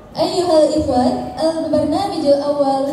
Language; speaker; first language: Arabic; non-native, learner; Indonesian